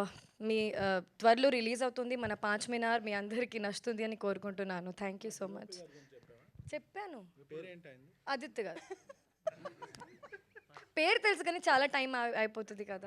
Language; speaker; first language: Telugu; non-native, fluent; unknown